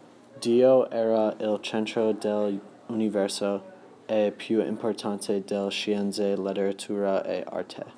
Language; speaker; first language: Italian; non-native, learner; English